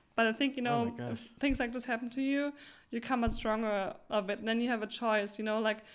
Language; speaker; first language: English; non-native, fluent; German